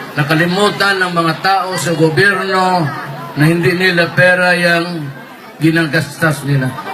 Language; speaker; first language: Filipino; non-native, local second language; Cebuano